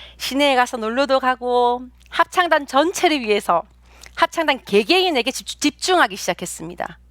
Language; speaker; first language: Korean; native; Korean